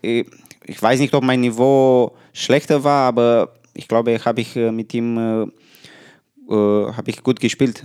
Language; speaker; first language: German; non-native, learner; Romanian